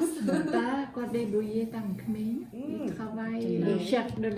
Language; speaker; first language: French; non-native, fluent; Khmer